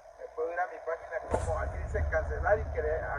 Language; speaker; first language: Spanish; native; Spanish